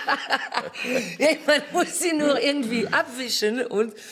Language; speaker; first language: German; non-native, fluent; French